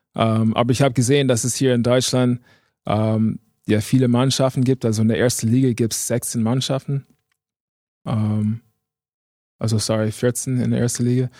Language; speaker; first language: German; non-native, fluent; English